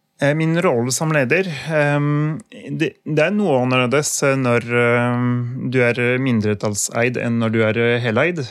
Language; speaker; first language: Norwegian; non-native, fluent; French